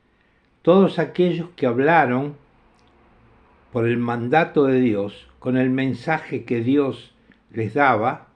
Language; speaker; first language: Spanish; non-native, fluent; Italian